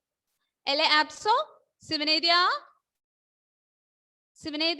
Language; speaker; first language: French; non-native, fluent; Malayalam